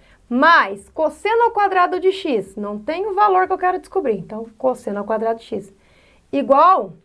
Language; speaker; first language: Portuguese; native; Portuguese